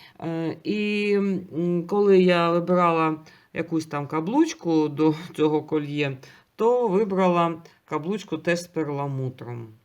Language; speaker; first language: Ukrainian; non-native, local second language; Russian